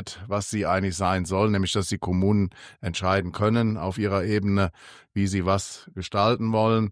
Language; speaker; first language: German; native; German